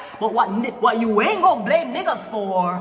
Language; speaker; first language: English; native; English